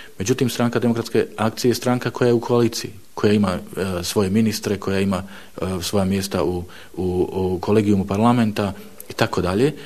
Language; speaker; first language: Bosnian; non-native, fluent; Slovak